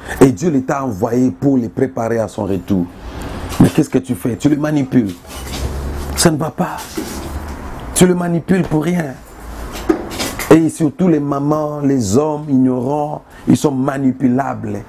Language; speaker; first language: French; non-native, local second language; Lingala